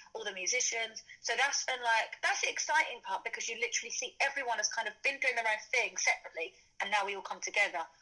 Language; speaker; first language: English; native; English